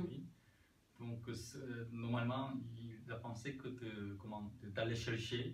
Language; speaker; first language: French; non-native, learner; Korean